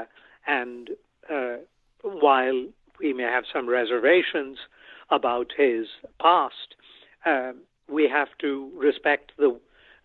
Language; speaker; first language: English; non-native, local second language; Bangla